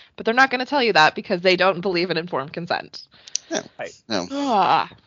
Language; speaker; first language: English; native; English